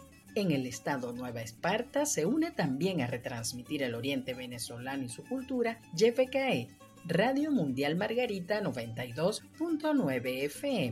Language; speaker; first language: Spanish; native; Spanish